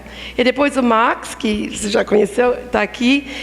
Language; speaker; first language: Portuguese; non-native, fluent; English